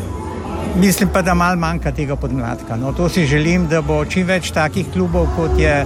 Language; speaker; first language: Slovenian; native; Slovenian